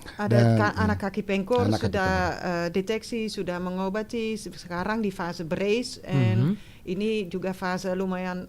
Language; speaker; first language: Indonesian; non-native, fluent; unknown